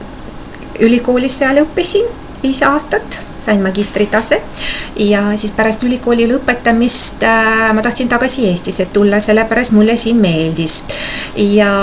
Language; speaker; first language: Estonian; non-native, local second language; Russian